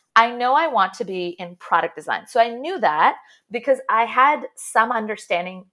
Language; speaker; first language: English; non-native, fluent; Arabic